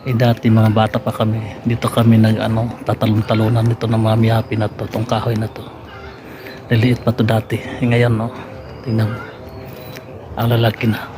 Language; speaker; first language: Filipino; non-native, local second language; Cebuano